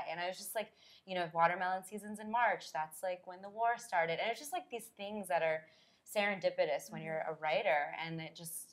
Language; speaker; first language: English; native; English